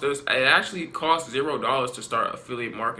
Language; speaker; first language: English; native; English